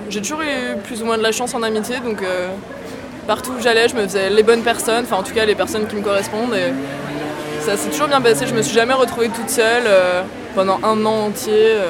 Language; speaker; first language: French; native; French